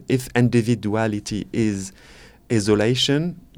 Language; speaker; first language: English; non-native, fluent; Arabic